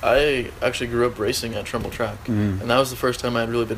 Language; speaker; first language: English; native; English